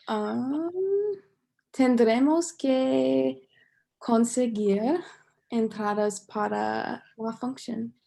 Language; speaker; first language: Spanish; non-native, learner; English